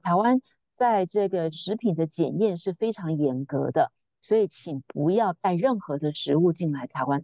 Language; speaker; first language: Chinese; native; Chinese